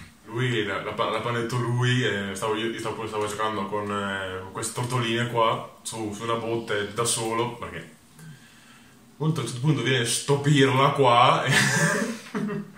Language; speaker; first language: Italian; early bilingual, other home language; Russian